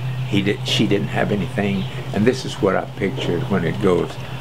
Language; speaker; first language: English; early bilingual, other home language; Spanish